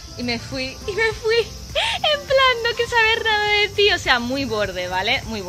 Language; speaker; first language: Spanish; native; Spanish